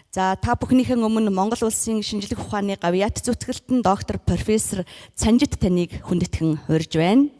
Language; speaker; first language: Mongolian; native; Mongolian